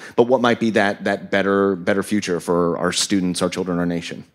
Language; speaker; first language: English; native; English